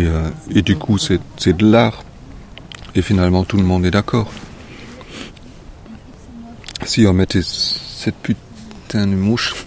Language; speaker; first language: French; non-native, fluent; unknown